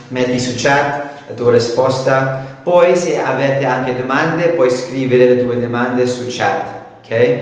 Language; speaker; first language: Italian; non-native, learner; English